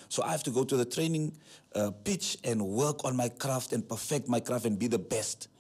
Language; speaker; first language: English; non-native, local second language; Afrikaans